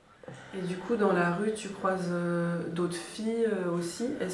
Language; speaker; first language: French; native; French